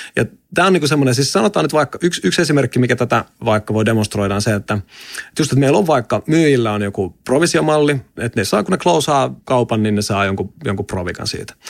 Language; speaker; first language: Finnish; native; Finnish